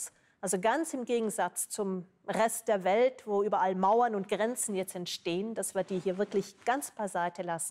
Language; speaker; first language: German; native; German